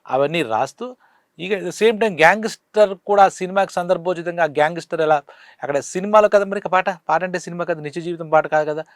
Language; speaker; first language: Telugu; native; Telugu